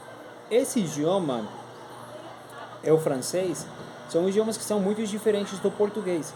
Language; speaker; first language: Portuguese; non-native, fluent; Spanish